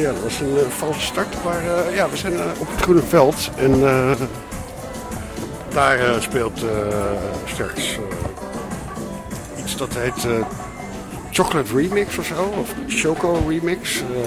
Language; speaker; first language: Dutch; native; Dutch